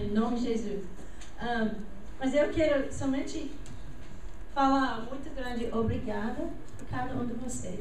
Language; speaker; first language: Portuguese; non-native, learner; English